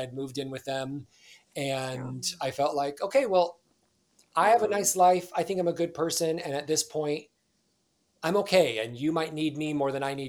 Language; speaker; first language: English; native; English